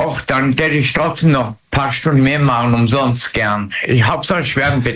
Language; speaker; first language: German; native; German